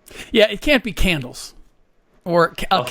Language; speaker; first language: English; native; English